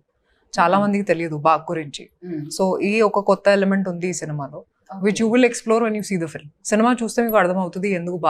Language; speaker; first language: Telugu; non-native, local second language; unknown